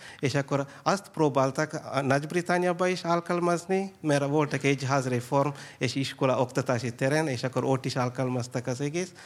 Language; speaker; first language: Hungarian; non-native, fluent; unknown